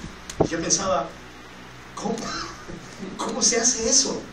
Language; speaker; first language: Spanish; native; Spanish